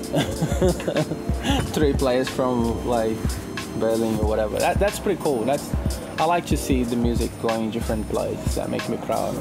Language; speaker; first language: English; non-native, fluent; Portuguese